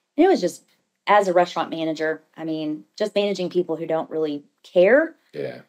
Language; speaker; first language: English; native; English